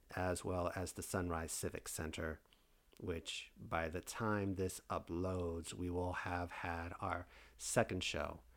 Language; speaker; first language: English; native; English